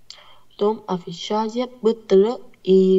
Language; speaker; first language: Russian; non-native, learner; Vietnamese